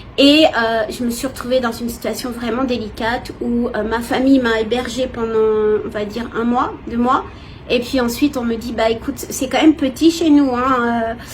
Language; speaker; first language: French; native; French